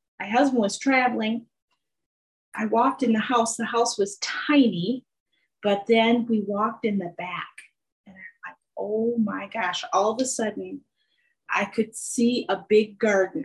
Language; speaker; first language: English; native; English